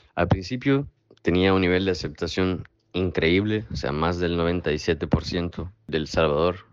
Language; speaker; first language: Spanish; native; Spanish